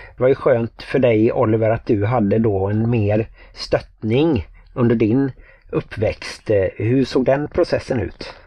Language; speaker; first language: Swedish; native; Swedish